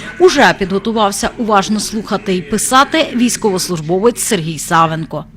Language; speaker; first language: Ukrainian; native; Ukrainian